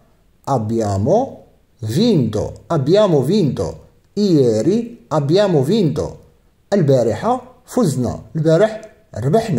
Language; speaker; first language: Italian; non-native, fluent; Arabic